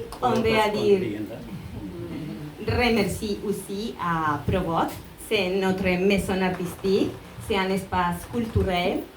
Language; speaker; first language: French; non-native, learner; Spanish